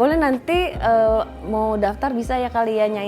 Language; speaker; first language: Indonesian; native; Indonesian